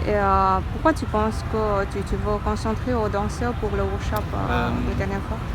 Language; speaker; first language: French; non-native, learner; Vietnamese